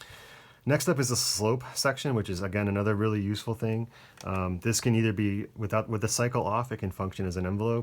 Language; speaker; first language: English; native; English